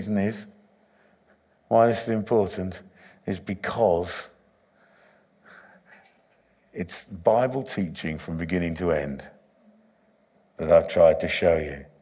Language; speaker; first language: English; native; English